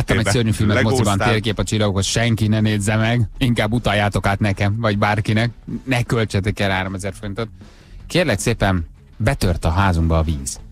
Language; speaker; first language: Hungarian; native; Hungarian